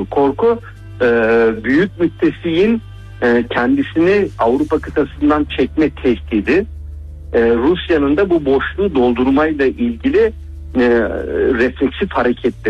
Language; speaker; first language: Turkish; native; Turkish